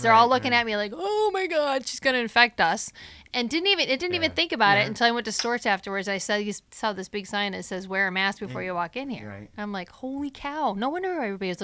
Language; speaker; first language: English; native; English